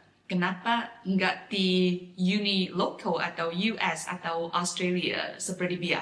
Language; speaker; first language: Indonesian; non-native, fluent; Chinese